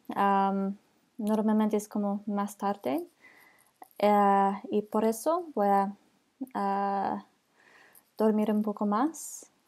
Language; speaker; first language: Spanish; non-native, learner; English